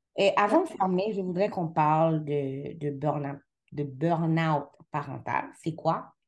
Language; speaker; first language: French; non-native, local second language; Haitian Creole